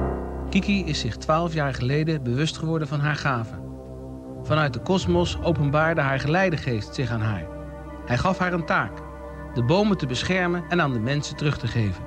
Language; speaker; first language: Dutch; native; Dutch